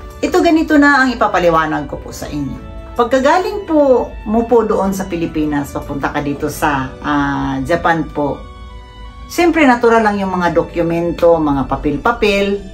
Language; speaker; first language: Filipino; non-native, local second language; Cebuano